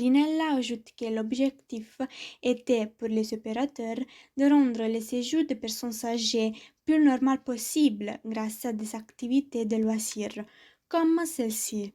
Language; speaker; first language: French; non-native, learner; Italian